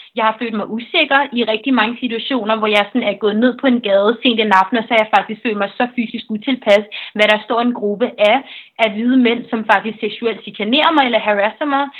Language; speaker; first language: Danish; early bilingual, other home language; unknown